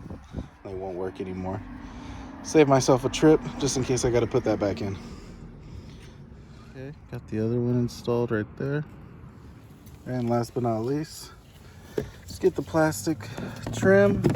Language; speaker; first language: English; native; English